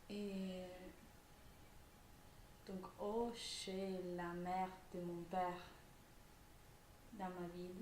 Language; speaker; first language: French; non-native, fluent; Italian